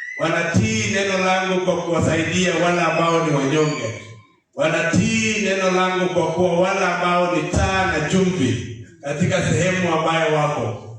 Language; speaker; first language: Swahili; non-native, local second language; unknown